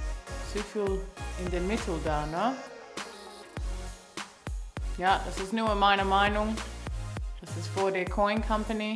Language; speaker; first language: German; non-native, learner; English